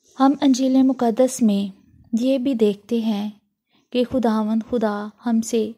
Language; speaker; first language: Urdu; non-native, local second language; Punjabi